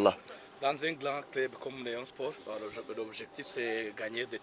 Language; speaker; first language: French; non-native, local second language; Kinyarwanda